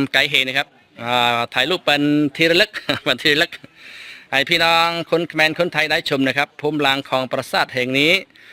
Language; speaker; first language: Thai; non-native, fluent; Khmer